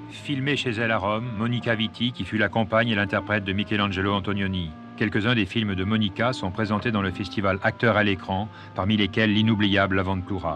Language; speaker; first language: French; native; French